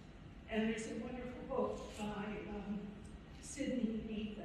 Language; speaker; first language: English; native; English